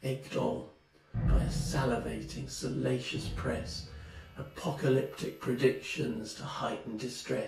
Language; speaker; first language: English; native; English